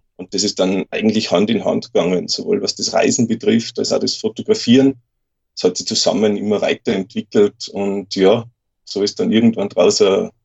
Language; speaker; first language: German; native; German